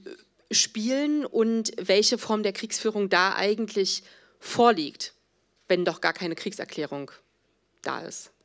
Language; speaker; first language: German; native; German